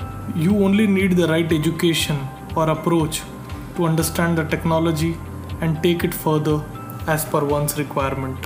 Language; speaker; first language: English; non-native, local second language; Hindi